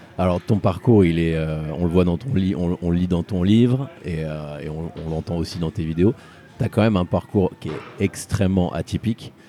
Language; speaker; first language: French; native; French